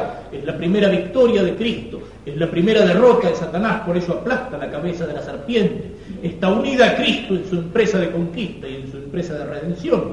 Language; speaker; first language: Spanish; native; Spanish